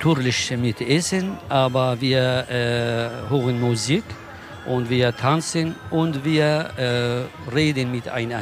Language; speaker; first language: German; non-native, learner; Kurdish